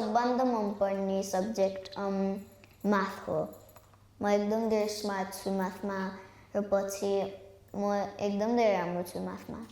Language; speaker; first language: Nepali; early bilingual, heritage; Nepali